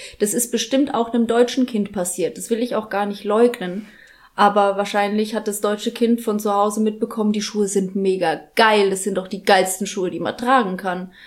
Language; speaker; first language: German; early bilingual, other home language; Polish